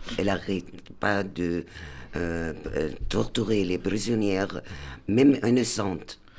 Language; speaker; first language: French; non-native, learner; Arabic